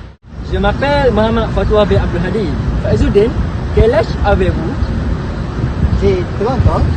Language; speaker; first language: French; non-native, learner; Malay